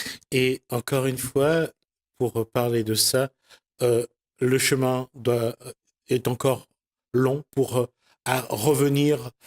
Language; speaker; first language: French; native; French